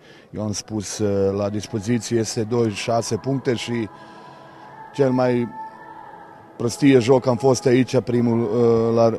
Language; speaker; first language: Romanian; non-native, learner; Serbian